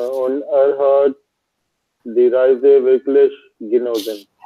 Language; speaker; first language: German; non-native, learner; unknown